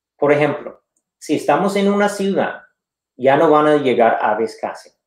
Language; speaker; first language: Spanish; non-native, fluent; English